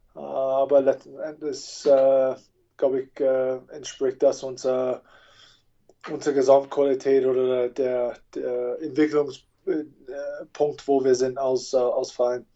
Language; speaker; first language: German; non-native, fluent; English